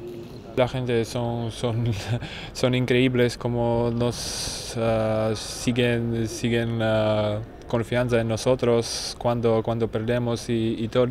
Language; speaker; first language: Spanish; non-native, fluent; Czech